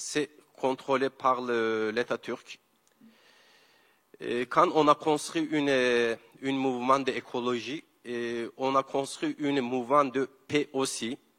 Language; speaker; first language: French; non-native, learner; Kurdish